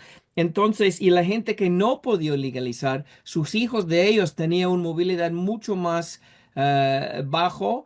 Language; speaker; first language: Spanish; non-native, fluent; English